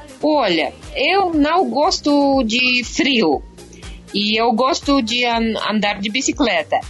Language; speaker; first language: Portuguese; non-native, learner; Russian